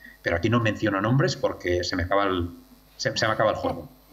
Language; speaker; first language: Spanish; non-native, local second language; Catalan